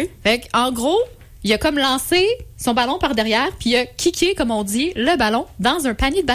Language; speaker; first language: French; native; French